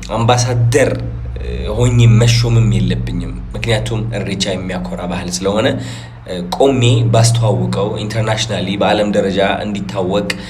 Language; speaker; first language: Amharic; non-native, local second language; Tigrinya